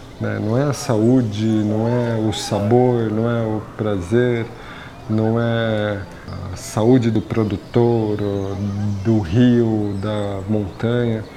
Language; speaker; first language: Portuguese; native; Portuguese